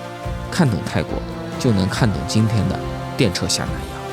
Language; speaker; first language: Chinese; native; Chinese